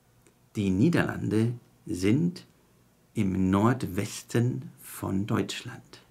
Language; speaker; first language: German; non-native, fluent; Chinese